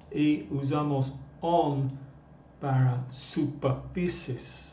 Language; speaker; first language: Spanish; non-native, fluent; English